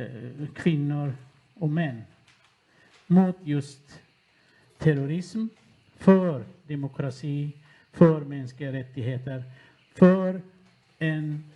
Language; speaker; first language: Swedish; non-native, fluent; Kurdish